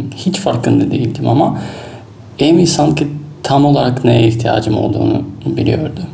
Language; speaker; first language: Turkish; non-native, fluent; Russian